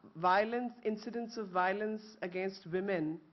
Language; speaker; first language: English; non-native, local second language; Hindi